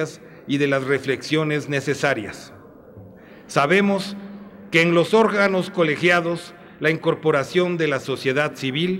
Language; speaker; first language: Spanish; native; Spanish